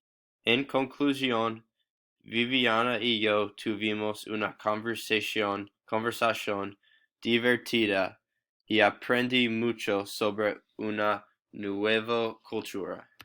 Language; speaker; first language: Spanish; non-native, learner; English